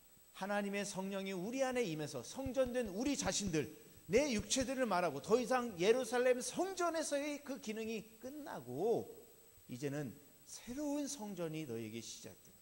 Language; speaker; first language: Korean; native; Korean